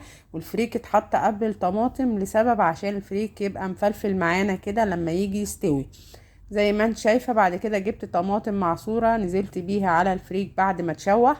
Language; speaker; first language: Arabic; native; Arabic